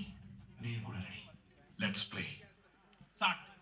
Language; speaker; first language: Telugu; native; Telugu